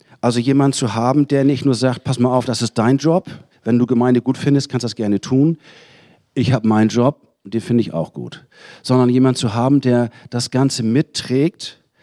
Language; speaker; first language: German; native; German